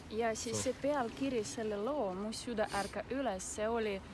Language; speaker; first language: Estonian; non-native, fluent; Russian